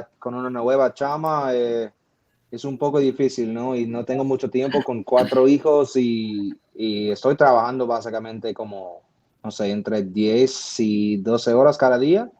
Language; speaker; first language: Spanish; non-native, fluent; English